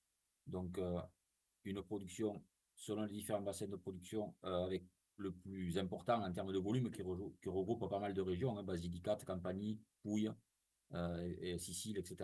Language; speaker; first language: French; native; French